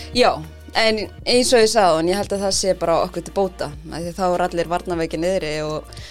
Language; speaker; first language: Icelandic; early bilingual, other home language; Thai